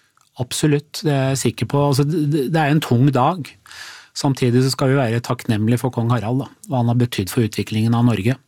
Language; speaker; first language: Norwegian; native; Norwegian